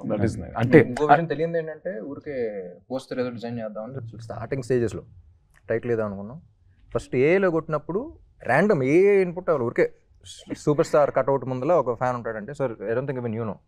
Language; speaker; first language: Telugu; native; Telugu